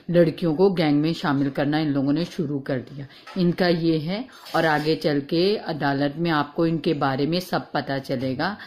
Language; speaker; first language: Urdu; native; Urdu